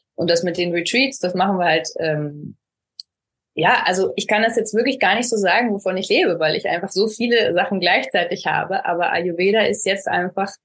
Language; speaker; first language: German; native; German